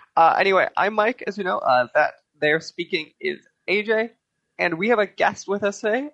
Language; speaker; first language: English; native; English